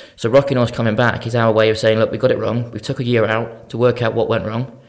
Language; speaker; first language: English; native; English